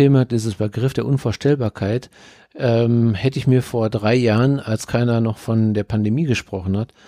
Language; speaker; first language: German; native; German